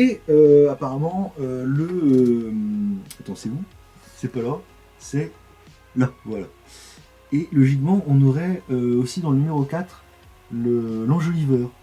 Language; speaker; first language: French; native; French